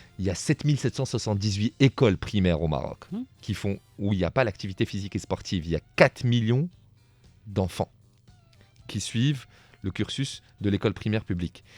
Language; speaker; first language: French; non-native, local second language; Arabic